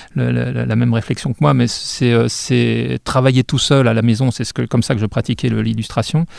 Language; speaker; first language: French; native; French